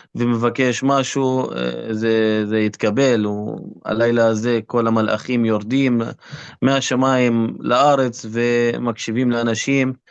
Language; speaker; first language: Hebrew; non-native, local second language; Arabic